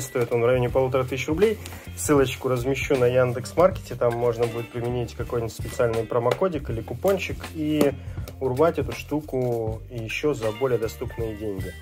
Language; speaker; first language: Russian; native; Russian